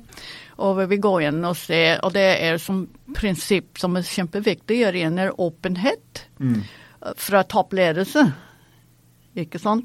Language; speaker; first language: Norwegian; non-native, fluent; English